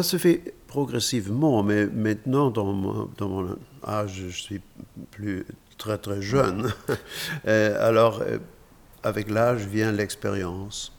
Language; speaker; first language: French; non-native, fluent; German